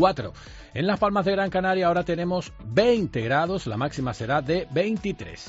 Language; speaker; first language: Spanish; native; Spanish